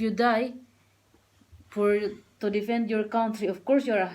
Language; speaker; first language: English; non-native, learner; Filipino